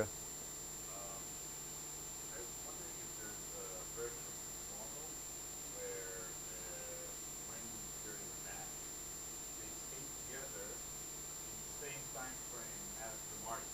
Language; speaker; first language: English; non-native, learner; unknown